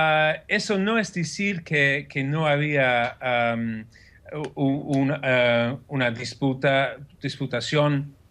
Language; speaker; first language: Spanish; non-native, fluent; English